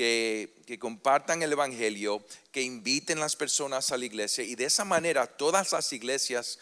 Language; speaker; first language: Spanish; early bilingual, heritage; Spanish